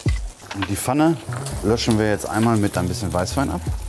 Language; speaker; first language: German; native; German